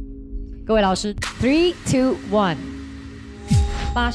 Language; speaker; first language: Chinese; native; Chinese